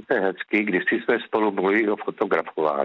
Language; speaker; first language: Czech; native; Czech